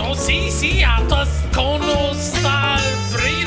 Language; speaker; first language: Spanish; non-native, learner; English